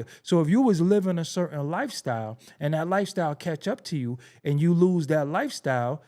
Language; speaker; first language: English; native; English